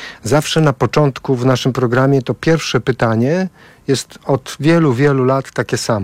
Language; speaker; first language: Polish; native; Polish